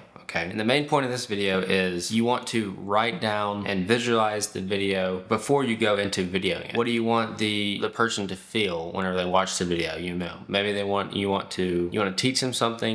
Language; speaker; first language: English; native; English